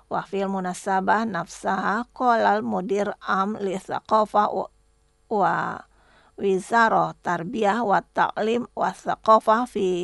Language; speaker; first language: Arabic; non-native, fluent; Indonesian